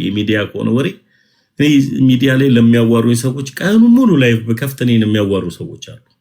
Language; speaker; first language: Amharic; native; Amharic